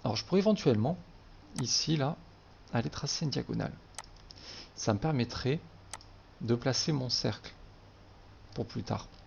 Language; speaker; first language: French; native; French